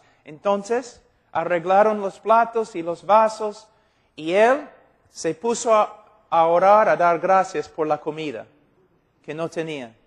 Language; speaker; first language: Spanish; non-native, fluent; English